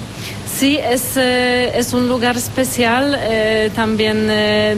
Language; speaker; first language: Spanish; non-native, learner; Polish